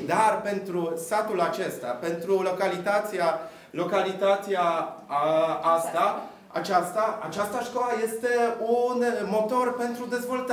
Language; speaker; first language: Romanian; non-native, fluent; Polish